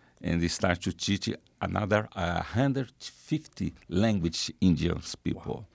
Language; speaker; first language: English; non-native, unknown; Portuguese